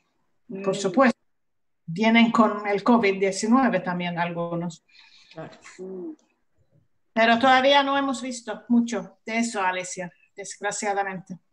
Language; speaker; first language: Spanish; non-native, fluent; Swedish